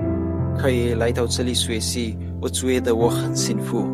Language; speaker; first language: Chinese; non-native, fluent; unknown